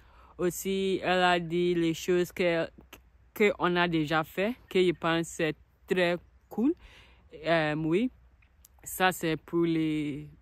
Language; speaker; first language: French; non-native, learner; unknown